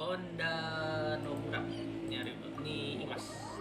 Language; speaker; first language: Japanese; non-native, learner; Indonesian